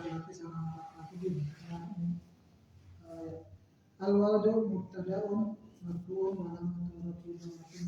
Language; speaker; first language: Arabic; non-native, learner; Indonesian